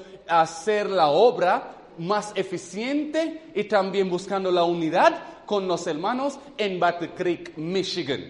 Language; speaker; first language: Spanish; non-native, fluent; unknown